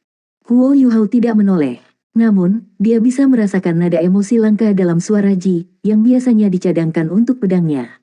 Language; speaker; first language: Indonesian; native; Indonesian